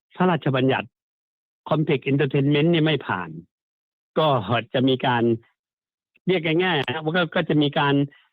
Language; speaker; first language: Thai; native; Thai